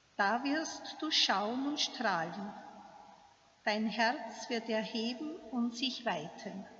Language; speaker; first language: German; native; German